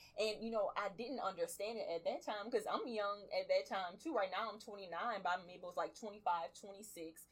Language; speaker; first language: English; native; English